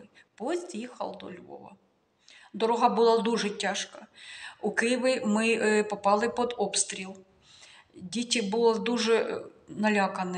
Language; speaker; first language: Ukrainian; non-native, local second language; Russian